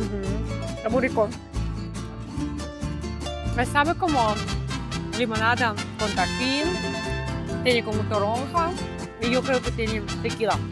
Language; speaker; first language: Spanish; non-native, fluent; Russian